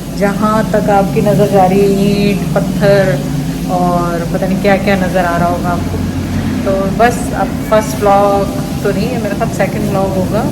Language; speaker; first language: Urdu; non-native, local second language; Punjabi